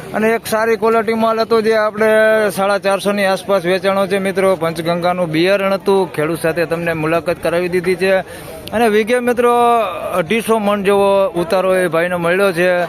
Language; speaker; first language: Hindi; non-native, local second language; Gujarati